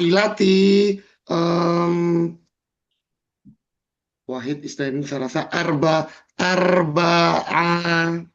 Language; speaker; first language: Arabic; non-native, learner; Indonesian